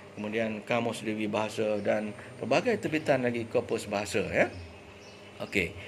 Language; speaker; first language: Malay; native; Malay